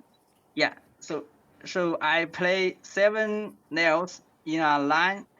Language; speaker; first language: English; non-native, learner; Chinese